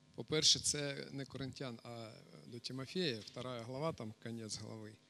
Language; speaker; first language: Ukrainian; non-native, local second language; Russian